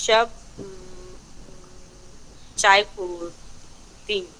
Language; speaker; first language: Persian; non-native, learner; Urdu